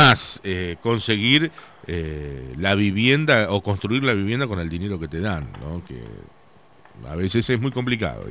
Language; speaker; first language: Spanish; native; Spanish